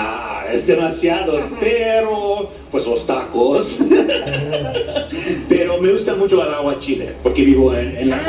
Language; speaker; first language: Spanish; early bilingual, heritage; Spanish